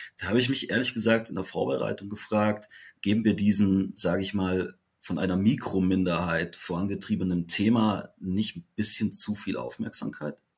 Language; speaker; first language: German; native; German